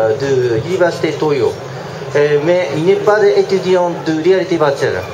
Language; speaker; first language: French; non-native, learner; Japanese